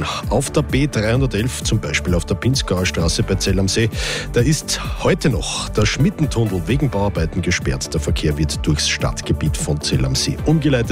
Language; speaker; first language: German; native; German